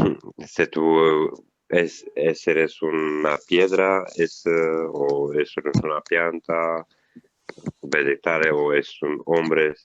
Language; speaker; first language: Spanish; non-native, learner; Italian